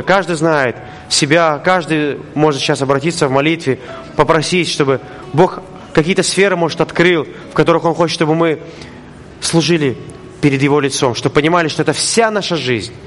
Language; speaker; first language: Russian; native; Russian